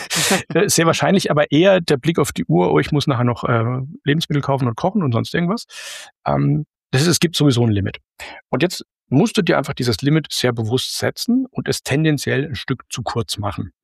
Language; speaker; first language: German; native; German